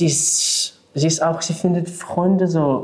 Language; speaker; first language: German; non-native, fluent; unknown